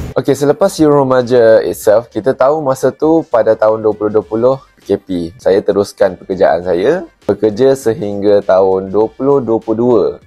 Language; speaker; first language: Malay; non-native, local second language; Chinese